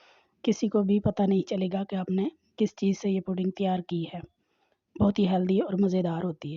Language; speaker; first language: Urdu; non-native, local second language; Pahari-Potwari